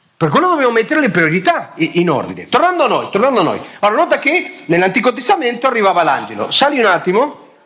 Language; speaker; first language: Italian; non-native, fluent; Spanish